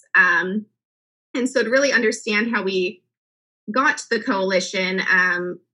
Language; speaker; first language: English; native; English